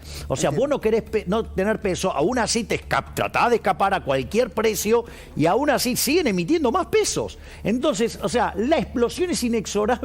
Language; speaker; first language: Spanish; native; Spanish